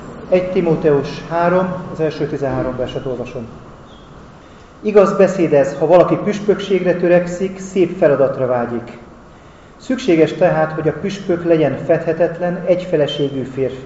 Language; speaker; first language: Hungarian; native; Hungarian